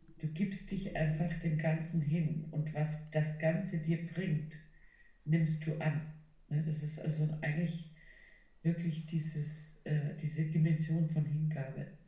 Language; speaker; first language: German; non-native, fluent; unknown